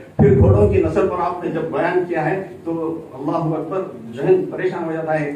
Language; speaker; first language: Urdu; native; Urdu